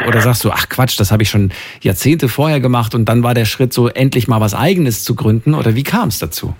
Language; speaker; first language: German; native; German